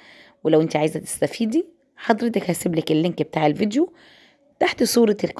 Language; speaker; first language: Arabic; native; Arabic